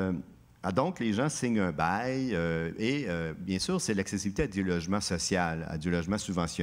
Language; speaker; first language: French; native; French